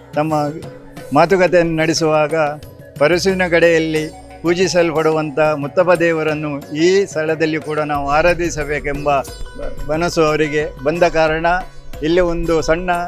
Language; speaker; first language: Kannada; non-native, local second language; Malayalam